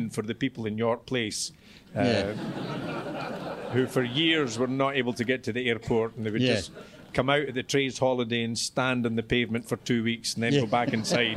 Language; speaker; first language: English; native; English